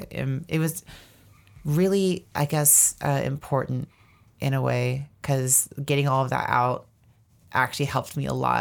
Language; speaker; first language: English; native; English